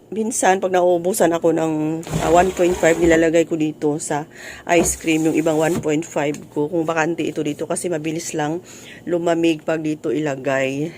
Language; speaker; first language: Filipino; non-native, local second language; Cebuano